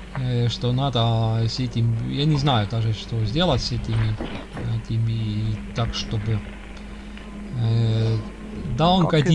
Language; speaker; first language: Russian; non-native, local second language; Estonian